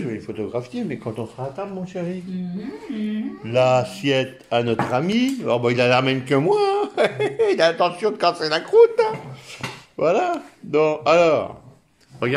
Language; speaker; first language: French; native; French